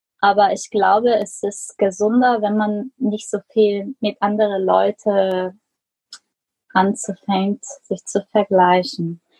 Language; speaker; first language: German; non-native, fluent; Korean